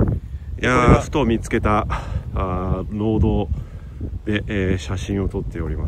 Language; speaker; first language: Japanese; native; Japanese